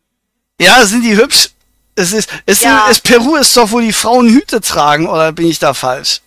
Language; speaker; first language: German; native; German